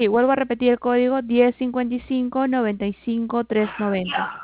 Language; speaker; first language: Spanish; native; Spanish